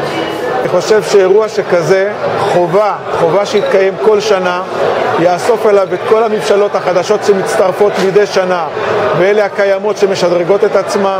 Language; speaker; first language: Hebrew; native; Hebrew